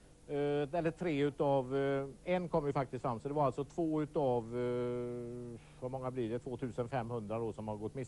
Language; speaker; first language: Swedish; native; Swedish